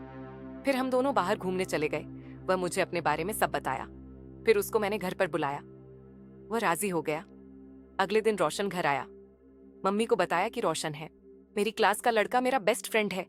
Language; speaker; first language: Hindi; native; Hindi